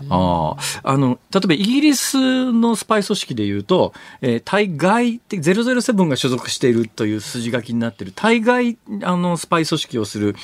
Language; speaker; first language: Japanese; native; Japanese